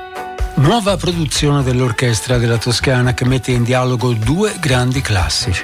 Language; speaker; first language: Italian; native; Italian